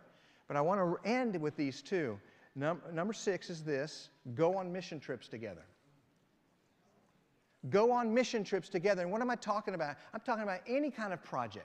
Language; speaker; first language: English; native; English